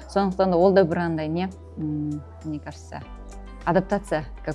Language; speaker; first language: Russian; non-native, local second language; Kazakh